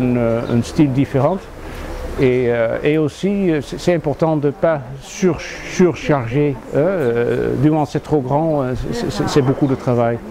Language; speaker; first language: French; non-native, fluent; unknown